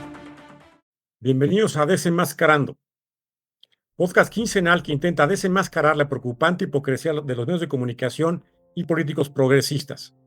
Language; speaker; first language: Spanish; native; Spanish